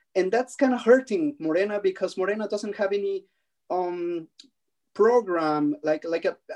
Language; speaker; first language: English; non-native, fluent; Spanish